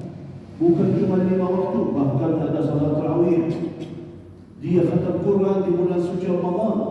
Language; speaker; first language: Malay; non-native, fluent; Arabic